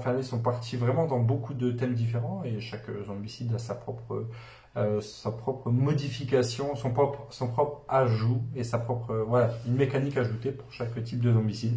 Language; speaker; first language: French; native; French